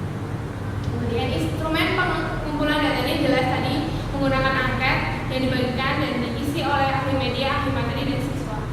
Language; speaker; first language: Indonesian; native; Indonesian